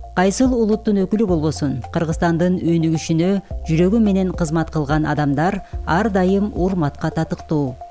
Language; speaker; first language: Kyrgyz; native; Kyrgyz